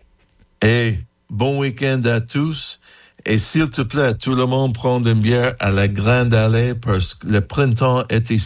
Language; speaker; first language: French; non-native, learner; English